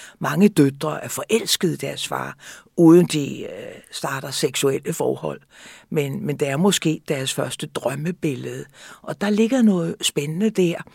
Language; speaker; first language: Danish; native; Danish